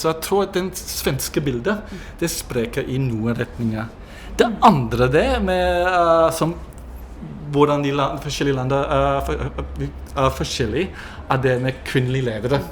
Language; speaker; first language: Norwegian; non-native, fluent; English